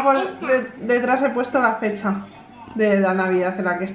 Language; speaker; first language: Spanish; native; Spanish